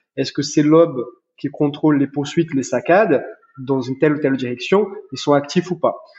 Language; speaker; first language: French; non-native, fluent; Portuguese